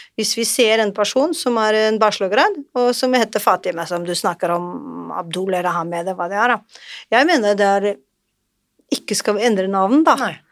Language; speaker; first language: Norwegian; non-native, fluent; Portuguese